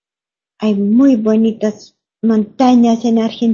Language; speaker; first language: Spanish; non-native, learner; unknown